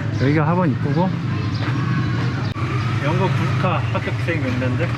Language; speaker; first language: Korean; native; Korean